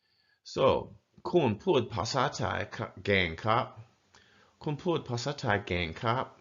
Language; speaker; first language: Thai; non-native, fluent; English